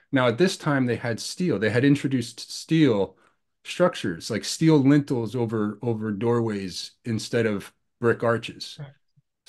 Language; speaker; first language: English; native; English